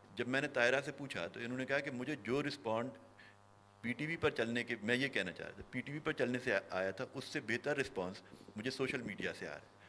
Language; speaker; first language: Urdu; native; Urdu